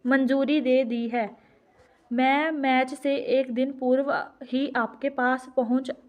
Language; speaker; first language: Hindi; non-native, local second language; Punjabi